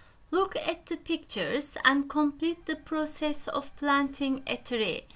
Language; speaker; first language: English; non-native, fluent; Turkish